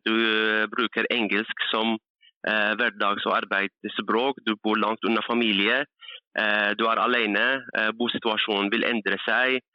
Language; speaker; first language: Norwegian; early bilingual, other home language; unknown